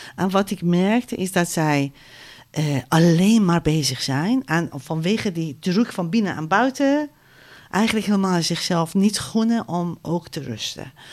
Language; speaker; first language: Dutch; non-native, fluent; Persian